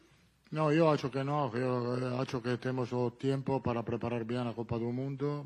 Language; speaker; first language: Spanish; non-native, fluent; Italian